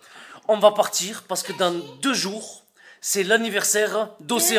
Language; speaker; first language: French; native; French